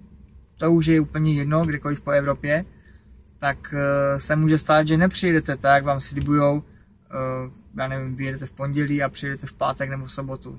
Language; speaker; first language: Czech; native; Czech